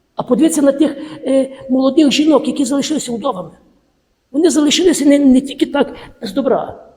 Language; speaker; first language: Ukrainian; native; Ukrainian